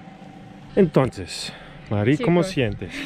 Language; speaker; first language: Spanish; non-native, learner; English